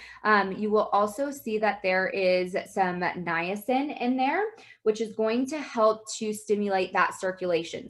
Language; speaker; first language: English; native; English